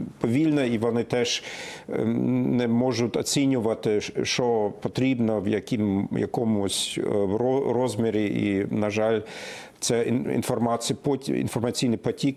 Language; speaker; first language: Ukrainian; non-native, fluent; German